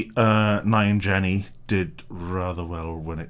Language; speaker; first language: English; native; English